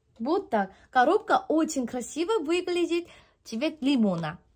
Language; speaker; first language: Russian; non-native, fluent; Korean